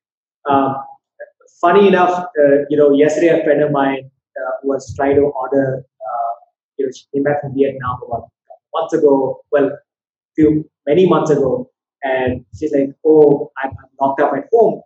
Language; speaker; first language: English; non-native, local second language; Tamil